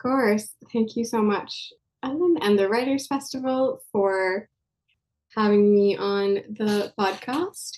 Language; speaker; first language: English; non-native, local second language; Urdu